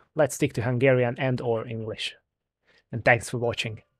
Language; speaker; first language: English; non-native, fluent; Hungarian